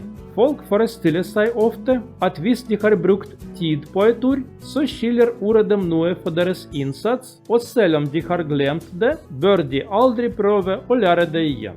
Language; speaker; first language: Norwegian; non-native, learner; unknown